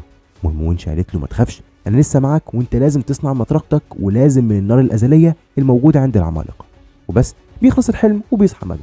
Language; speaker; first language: Arabic; native; Arabic